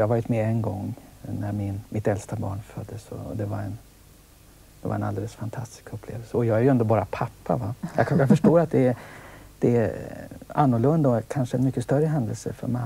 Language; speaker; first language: Swedish; native; Swedish